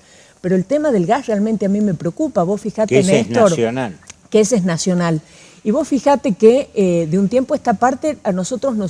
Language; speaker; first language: Spanish; native; Spanish